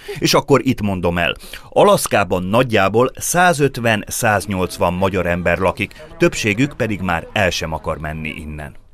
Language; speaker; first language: Hungarian; native; Hungarian